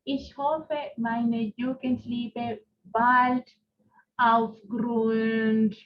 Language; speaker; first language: German; non-native, fluent; Spanish